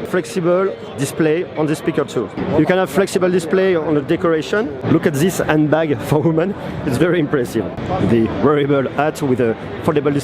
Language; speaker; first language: English; non-native, fluent; French